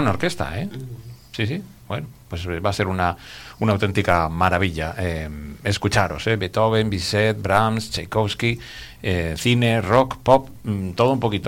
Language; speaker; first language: Spanish; native; Spanish